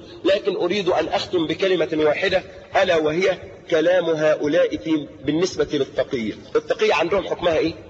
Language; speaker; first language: Arabic; native; Arabic